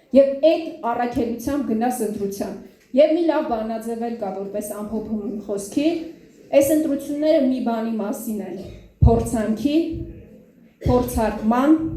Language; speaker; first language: Armenian; native; Armenian